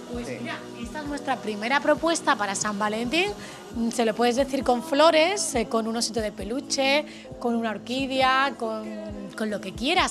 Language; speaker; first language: Spanish; native; Spanish